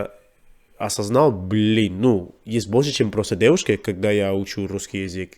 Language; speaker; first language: Russian; non-native, learner; English